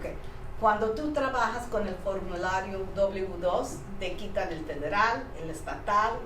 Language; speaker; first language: Spanish; early bilingual, heritage; Spanish